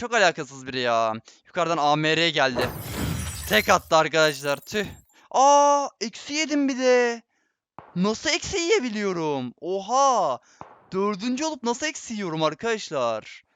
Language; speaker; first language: Turkish; native; Turkish